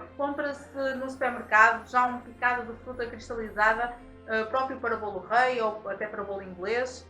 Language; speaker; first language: Portuguese; native; Portuguese